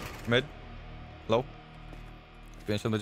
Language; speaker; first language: Polish; native; Polish